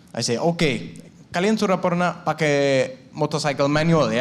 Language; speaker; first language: Indonesian; non-native, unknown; Danish